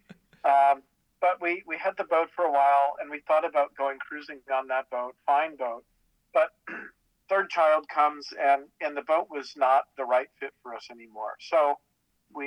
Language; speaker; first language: English; native; English